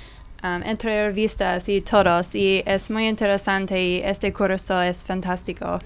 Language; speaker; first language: Spanish; non-native, learner; English